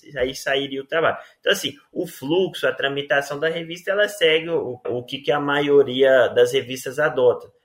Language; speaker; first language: Portuguese; native; Portuguese